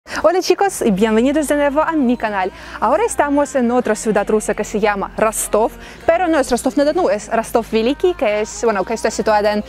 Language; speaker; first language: Spanish; non-native, learner; Russian